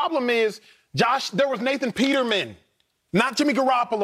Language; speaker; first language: English; native; English